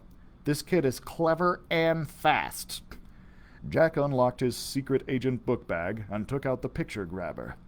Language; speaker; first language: English; native; English